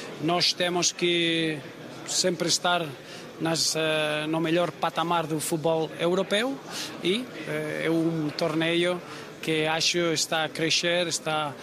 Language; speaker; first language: Portuguese; non-native, fluent; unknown